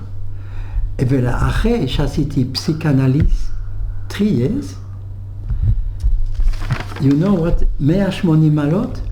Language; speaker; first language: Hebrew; non-native, fluent; French